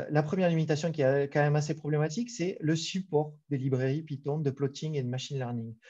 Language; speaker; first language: French; native; French